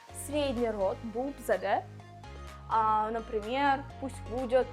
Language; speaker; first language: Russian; non-native, local second language; Uzbek